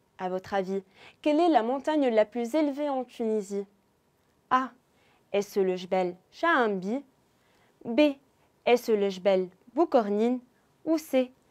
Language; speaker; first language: French; non-native, local second language; Arabic